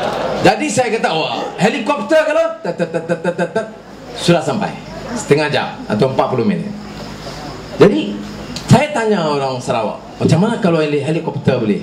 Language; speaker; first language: Malay; native; Malay